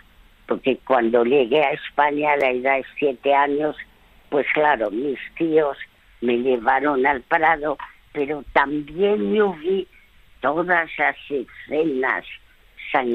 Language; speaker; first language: Spanish; early bilingual, other home language; French